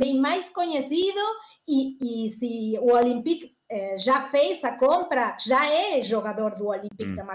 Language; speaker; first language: Portuguese; non-native, learner; Spanish